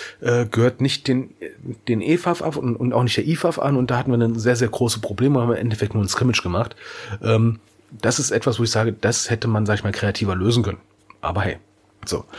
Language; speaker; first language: German; native; German